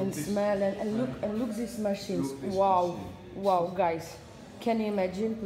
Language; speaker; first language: English; non-native, learner; Russian